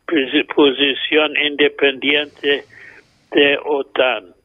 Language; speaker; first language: Spanish; non-native, fluent; English